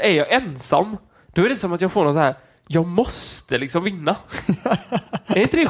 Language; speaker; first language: Swedish; native; Swedish